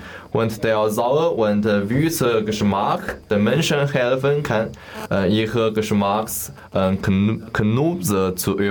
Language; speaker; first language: German; non-native, learner; Chinese